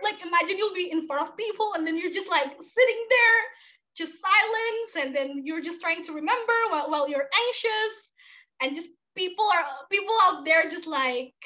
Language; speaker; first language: English; non-native, fluent; Indonesian